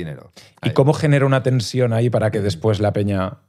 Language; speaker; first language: Spanish; native; Spanish